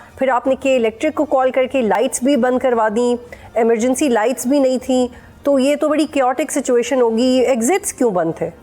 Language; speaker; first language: Urdu; native; Urdu